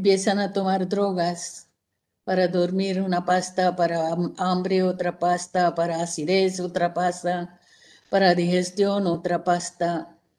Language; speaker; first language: Spanish; non-native, fluent; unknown